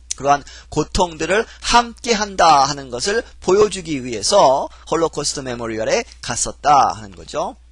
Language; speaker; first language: Korean; native; Korean